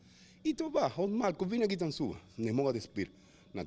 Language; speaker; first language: Bulgarian; non-native, learner; Spanish